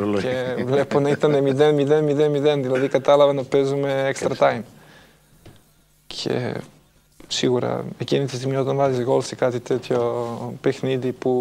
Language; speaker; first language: Greek; non-native, fluent; Serbian